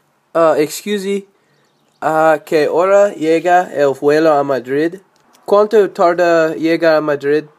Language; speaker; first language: Spanish; non-native, learner; English